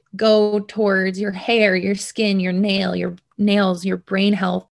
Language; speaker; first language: English; native; English